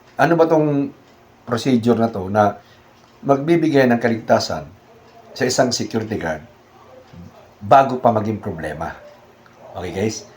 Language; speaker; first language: Filipino; native; Filipino